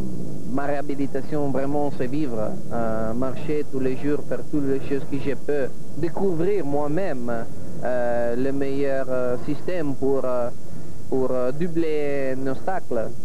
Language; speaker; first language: French; non-native, fluent; Italian